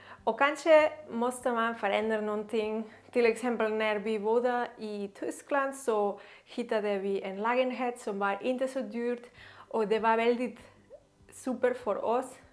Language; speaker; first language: Swedish; non-native, learner; Catalan